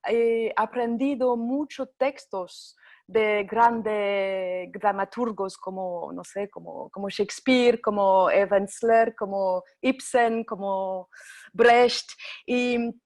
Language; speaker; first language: Spanish; non-native, fluent; French